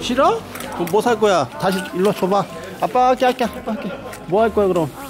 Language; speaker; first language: Korean; native; Korean